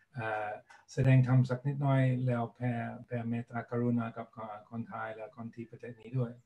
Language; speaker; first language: Thai; non-native, learner; English